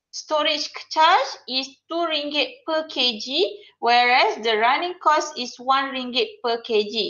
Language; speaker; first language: English; non-native, local second language; Malay